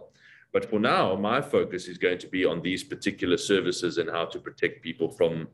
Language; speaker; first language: English; native; English